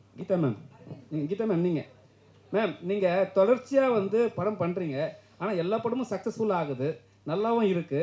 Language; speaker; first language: Tamil; native; Tamil